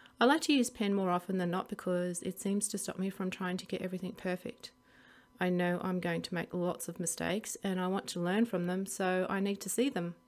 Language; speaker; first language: English; native; English